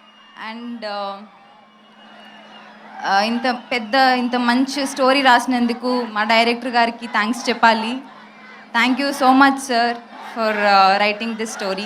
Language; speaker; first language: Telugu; non-native, learner; Tamil